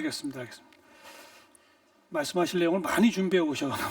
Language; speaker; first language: Korean; native; Korean